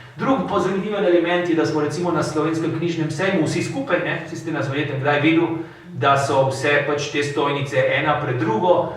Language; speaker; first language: Slovenian; early bilingual, heritage; Slovenian